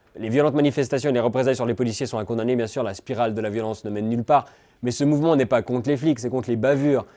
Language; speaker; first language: French; native; French